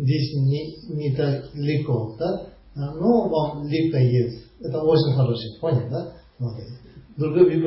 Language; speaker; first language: Russian; non-native, learner; Tibetan